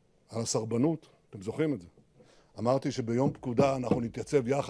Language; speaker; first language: Hebrew; early bilingual, heritage; Hebrew